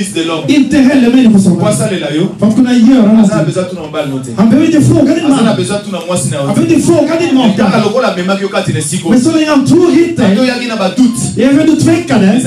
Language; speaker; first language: Swedish; non-native, fluent; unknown